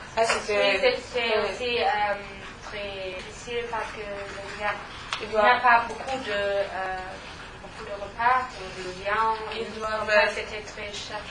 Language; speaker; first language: French; non-native, learner; German